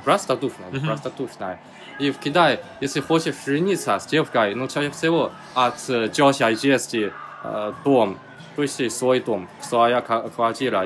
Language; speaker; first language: Russian; non-native, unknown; Chinese